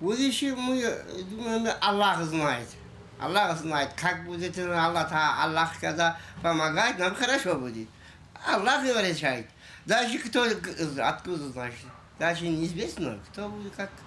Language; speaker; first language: Russian; non-native, local second language; Kyrgyz